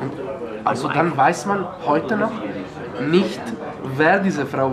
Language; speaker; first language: German; non-native, fluent; Italian